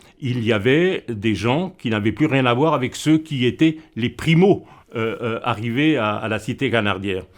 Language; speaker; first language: French; non-native, local second language; Swiss German